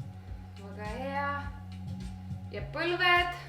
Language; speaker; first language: Estonian; non-native, learner; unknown